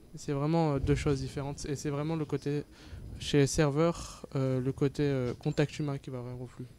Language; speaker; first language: French; native; French